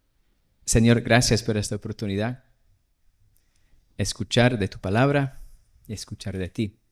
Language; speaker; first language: Spanish; non-native, fluent; English